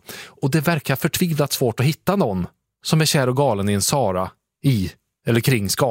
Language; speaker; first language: Swedish; native; Swedish